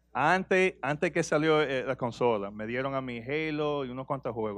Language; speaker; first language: Spanish; early bilingual, heritage; Spanish